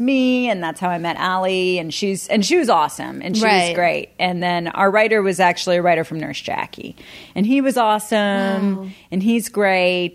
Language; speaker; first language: English; native; English